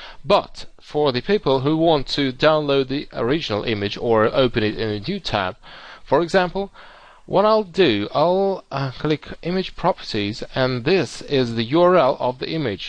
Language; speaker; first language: English; non-native, fluent; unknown